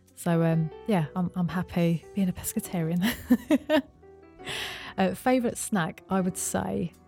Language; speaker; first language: English; native; English